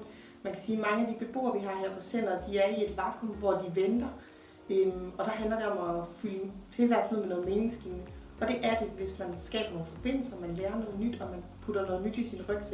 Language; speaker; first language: Danish; native; Danish